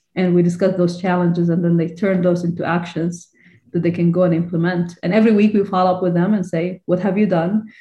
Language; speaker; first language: English; non-native, fluent; Arabic